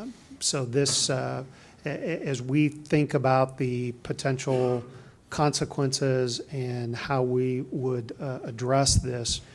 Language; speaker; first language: English; native; English